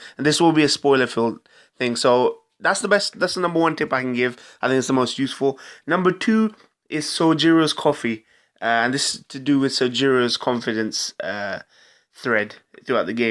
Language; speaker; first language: English; native; English